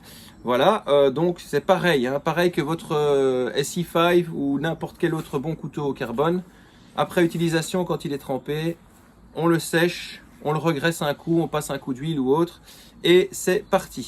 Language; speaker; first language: French; native; French